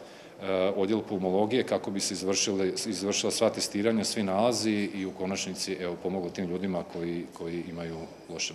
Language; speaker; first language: Croatian; native; Croatian